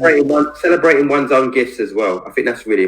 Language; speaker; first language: English; native; English